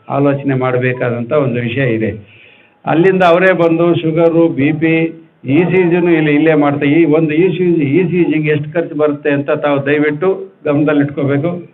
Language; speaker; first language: Kannada; native; Kannada